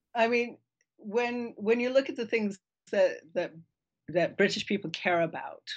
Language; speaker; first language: English; native; English